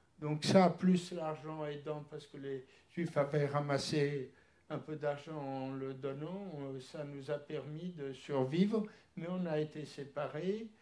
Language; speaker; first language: French; early bilingual, other home language; Yiddish